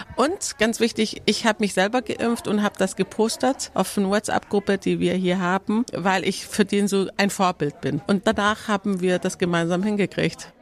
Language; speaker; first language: German; non-native, fluent; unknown